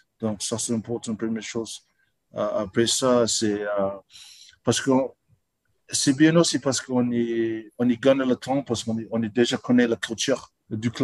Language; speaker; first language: French; non-native, learner; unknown